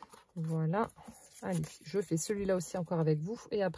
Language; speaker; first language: French; native; French